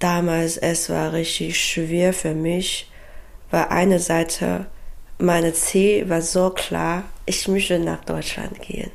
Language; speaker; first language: German; non-native, learner; Chinese